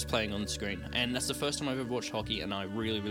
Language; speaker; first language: English; native; English